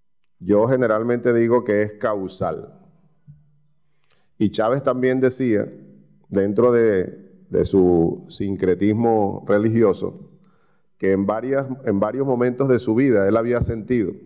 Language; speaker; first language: Spanish; native; Spanish